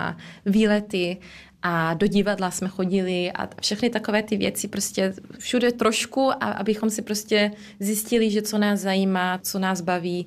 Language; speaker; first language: Czech; early bilingual, heritage; Czech